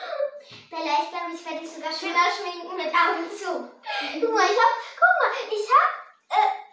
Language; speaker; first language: German; early bilingual, other home language; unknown